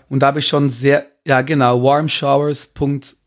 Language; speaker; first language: German; non-native, fluent; Dutch